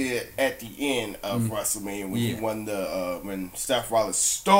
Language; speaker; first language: English; native; English